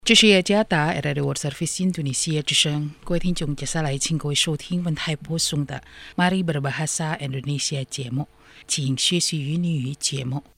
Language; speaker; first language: Chinese; non-native, fluent; Indonesian